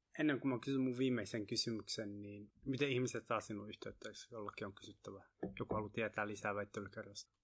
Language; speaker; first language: Finnish; non-native, fluent; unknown